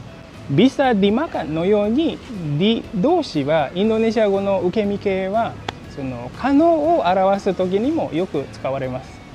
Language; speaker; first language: Japanese; non-native, fluent; Indonesian